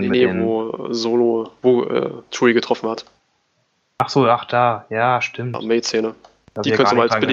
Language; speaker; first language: German; native; German